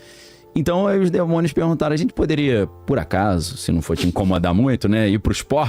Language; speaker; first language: Portuguese; native; Portuguese